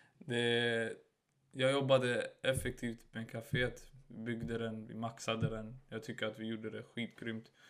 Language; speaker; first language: Swedish; early bilingual, other home language; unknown